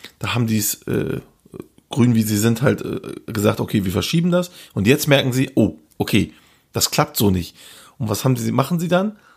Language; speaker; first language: German; early bilingual, other home language; Turkish